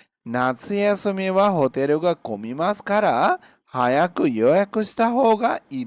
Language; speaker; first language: Japanese; non-native, fluent; Bangla